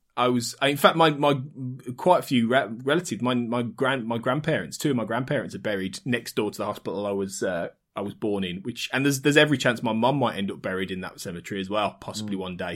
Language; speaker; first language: English; native; English